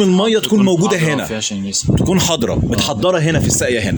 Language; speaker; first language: Arabic; native; Arabic